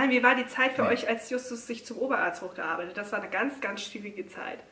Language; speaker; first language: German; native; German